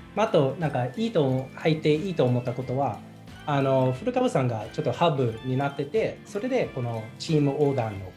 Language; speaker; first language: Japanese; non-native, fluent; English